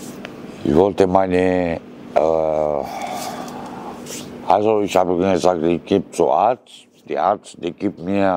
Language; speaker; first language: German; non-native, learner; Romanian